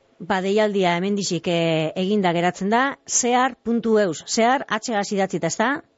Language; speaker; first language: Basque; native; Basque